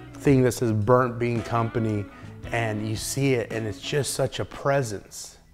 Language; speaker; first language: English; native; English